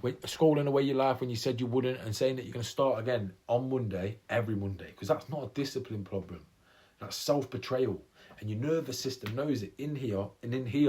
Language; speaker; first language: English; native; English